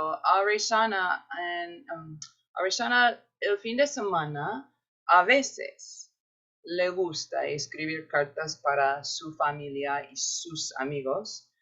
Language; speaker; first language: Spanish; non-native, fluent; English